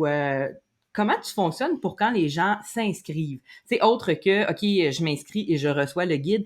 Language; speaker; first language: French; native; French